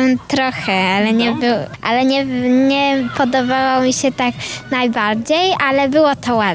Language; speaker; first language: Polish; early bilingual, heritage; Polish